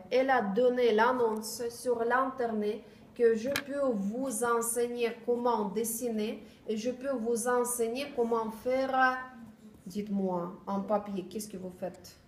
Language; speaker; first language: French; non-native, learner; Russian